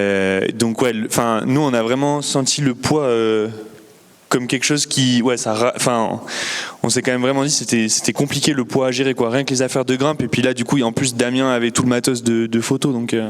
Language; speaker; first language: French; native; French